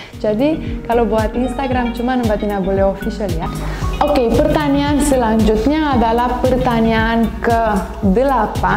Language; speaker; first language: Indonesian; non-native, learner; Romanian